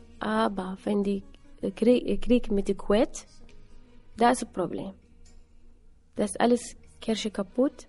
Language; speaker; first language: German; non-native, learner; Assyrian Neo-Aramaic